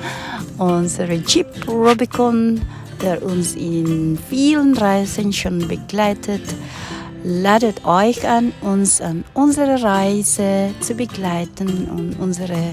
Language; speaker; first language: German; non-native, fluent; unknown